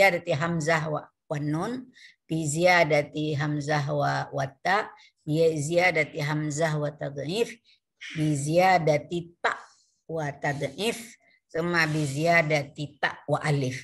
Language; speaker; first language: Arabic; non-native, fluent; Indonesian